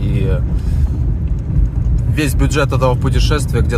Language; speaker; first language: Russian; native; Russian